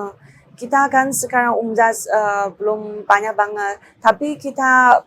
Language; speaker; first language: Indonesian; non-native, learner; Chinese